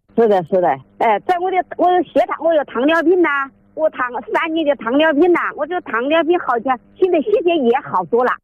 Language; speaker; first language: Chinese; native; Chinese